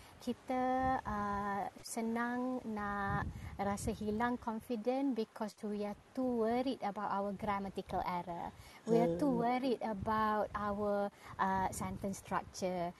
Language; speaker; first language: English; non-native, local second language; Malay